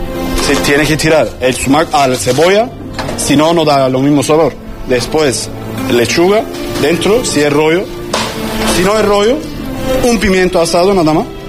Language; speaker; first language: Spanish; non-native, learner; Turkish